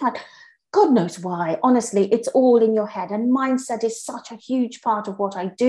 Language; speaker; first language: English; native; English